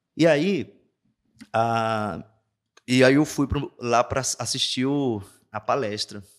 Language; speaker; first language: Portuguese; native; Portuguese